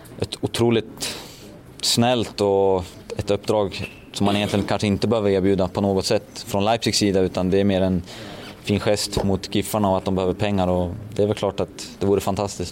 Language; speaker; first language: Swedish; native; Swedish